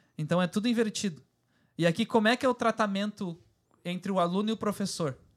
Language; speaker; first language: Portuguese; native; Portuguese